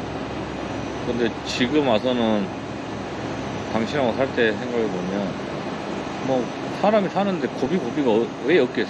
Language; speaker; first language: Korean; native; Korean